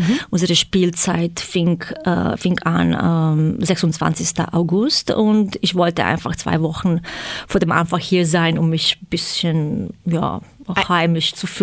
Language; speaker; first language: German; non-native, fluent; Croatian